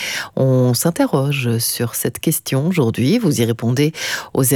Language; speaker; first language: French; native; French